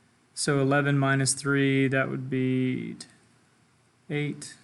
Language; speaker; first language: English; native; English